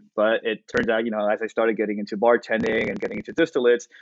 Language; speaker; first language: English; early bilingual, other home language; Spanish